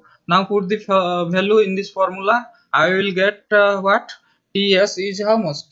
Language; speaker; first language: English; non-native, local second language; Hindi